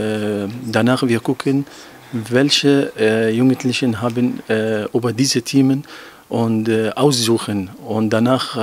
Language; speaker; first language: German; non-native, learner; Arabic